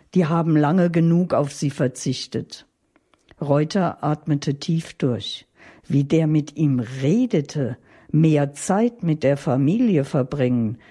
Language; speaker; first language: German; native; German